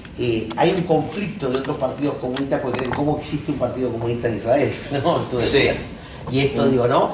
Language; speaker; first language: Spanish; native; Spanish